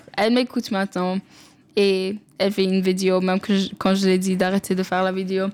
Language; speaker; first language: French; non-native, local second language; English